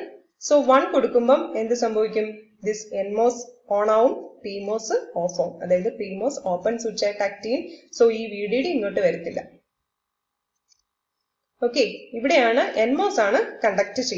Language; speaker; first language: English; non-native, local second language; Malayalam